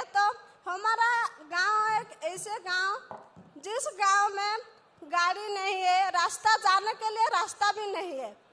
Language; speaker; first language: Hindi; non-native, local second language; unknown